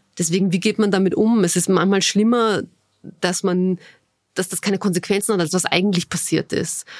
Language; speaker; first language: German; early bilingual, other home language; Bosnian